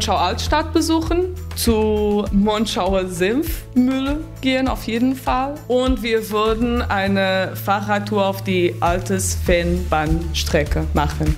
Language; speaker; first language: German; non-native, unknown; Portuguese